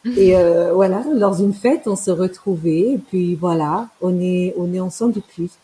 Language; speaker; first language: French; non-native, fluent; Spanish